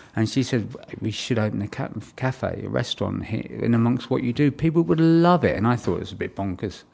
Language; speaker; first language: English; native; English